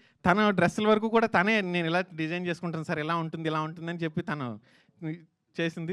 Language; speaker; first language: Telugu; native; Telugu